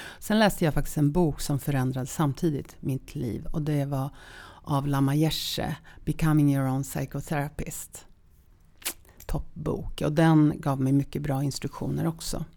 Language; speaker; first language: Swedish; early bilingual, other home language; Polish